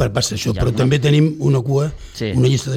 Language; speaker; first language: Catalan; native; Catalan